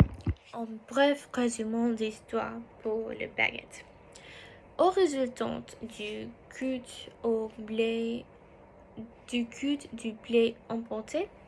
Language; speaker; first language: French; non-native, learner; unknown